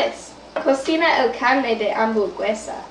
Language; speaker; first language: Spanish; non-native, learner; English